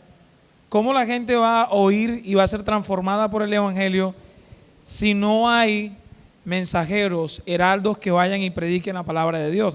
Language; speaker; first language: Spanish; native; Spanish